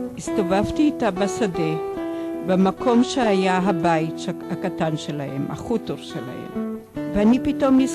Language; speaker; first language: Hebrew; early bilingual, other home language; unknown